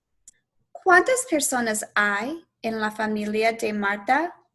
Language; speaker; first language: Spanish; non-native, fluent; English